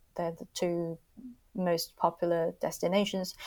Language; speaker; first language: English; non-native, fluent; Chinese